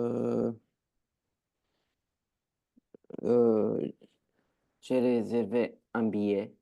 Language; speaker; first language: French; non-native, learner; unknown